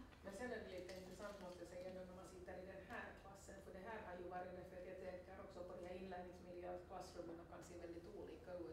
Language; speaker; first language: Swedish; native; Swedish